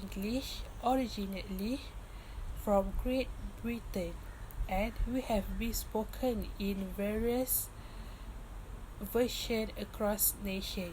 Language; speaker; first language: English; non-native, local second language; Malay